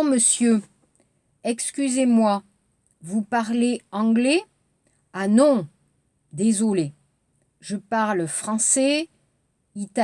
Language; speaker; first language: French; native; French